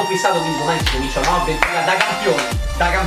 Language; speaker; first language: Italian; native; Italian